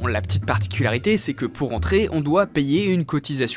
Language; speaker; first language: French; native; French